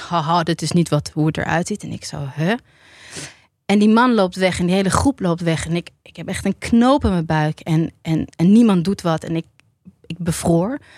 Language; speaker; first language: Dutch; native; Dutch